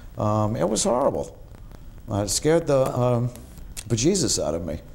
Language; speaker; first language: English; native; English